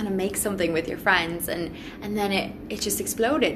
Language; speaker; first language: English; native; English